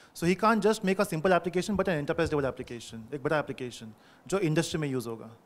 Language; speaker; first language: Hindi; non-native, local second language; Telugu